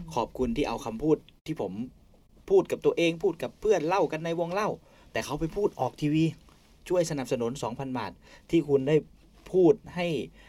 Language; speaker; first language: Thai; native; Thai